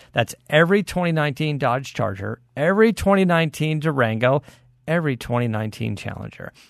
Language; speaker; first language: English; native; English